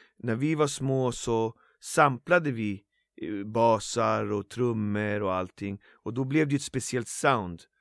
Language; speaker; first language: Swedish; native; Swedish